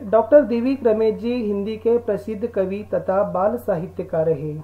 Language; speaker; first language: Hindi; non-native, local second language; Kannada